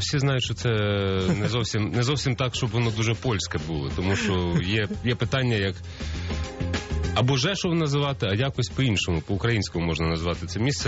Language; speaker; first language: Ukrainian; native; Ukrainian